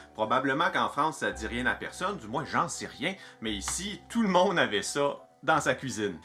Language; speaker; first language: French; native; French